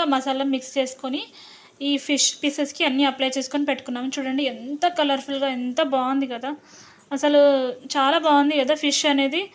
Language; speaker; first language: Telugu; non-native, local second language; Lambadi